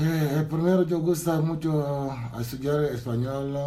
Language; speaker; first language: Spanish; non-native, learner; Wolof